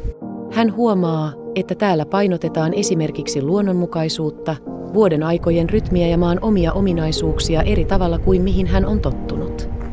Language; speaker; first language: Finnish; native; Finnish